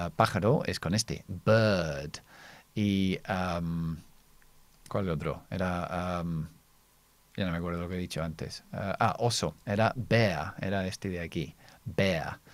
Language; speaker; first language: Spanish; non-native, fluent; English